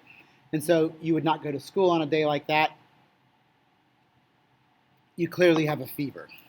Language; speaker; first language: English; native; English